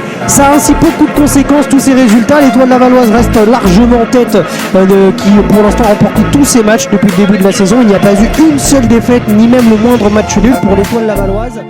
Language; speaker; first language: French; native; French